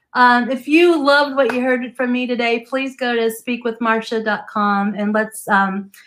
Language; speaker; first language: English; native; English